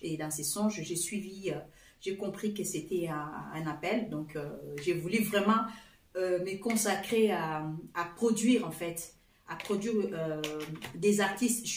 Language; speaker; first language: French; non-native, fluent; Portuguese